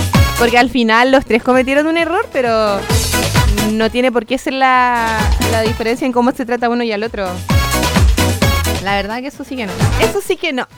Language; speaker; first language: Spanish; native; Spanish